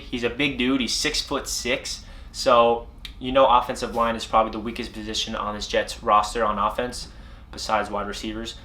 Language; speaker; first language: English; native; English